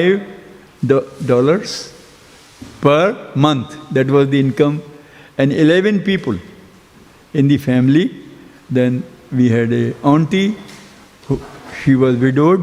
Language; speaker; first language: English; non-native, local second language; Hindi